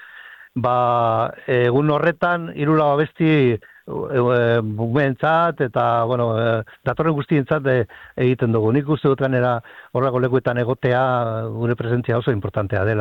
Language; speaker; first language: Basque; native; Basque